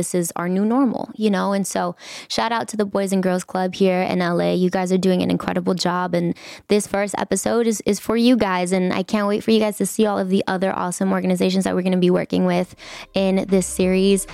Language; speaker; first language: English; native; English